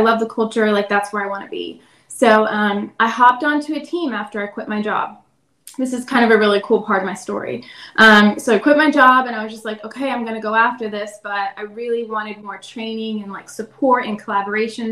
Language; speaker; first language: English; native; English